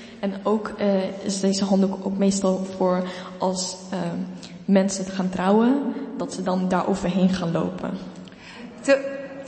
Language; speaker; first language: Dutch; non-native, fluent; Ukrainian